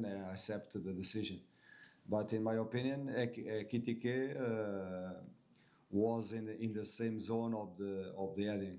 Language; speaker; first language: English; non-native, fluent; Portuguese